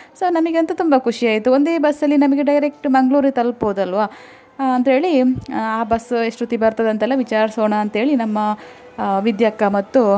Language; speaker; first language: Kannada; non-native, local second language; Tulu